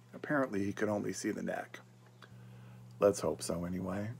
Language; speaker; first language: English; native; English